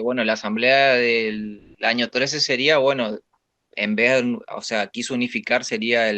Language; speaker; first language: Spanish; native; Spanish